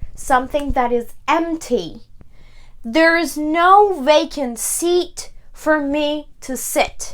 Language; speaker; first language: English; non-native, fluent; Persian